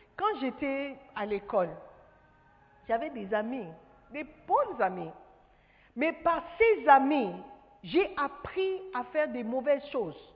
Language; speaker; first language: French; non-native, fluent; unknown